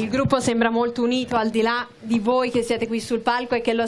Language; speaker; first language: Italian; native; Italian